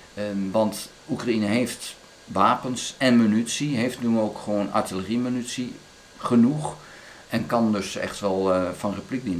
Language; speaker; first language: Dutch; native; Dutch